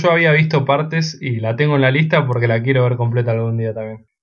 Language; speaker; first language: Spanish; native; Spanish